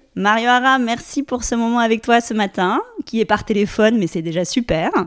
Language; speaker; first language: French; native; French